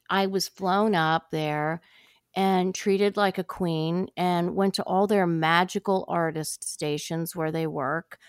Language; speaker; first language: English; native; English